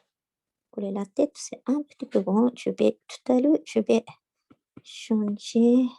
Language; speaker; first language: French; non-native, learner; Japanese